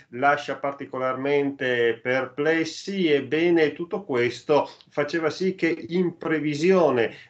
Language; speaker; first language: Italian; native; Italian